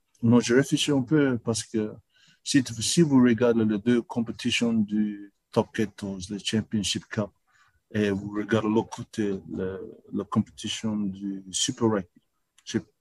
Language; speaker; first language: French; non-native, learner; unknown